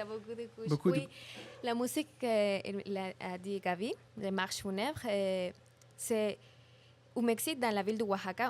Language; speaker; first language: French; non-native, learner; Spanish